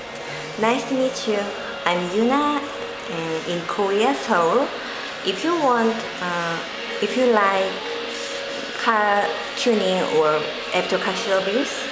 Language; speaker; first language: English; non-native, learner; Korean